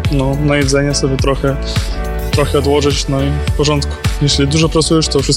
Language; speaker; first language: Polish; non-native, learner; Ukrainian